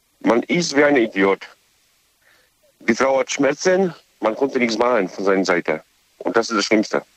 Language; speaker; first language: German; non-native, learner; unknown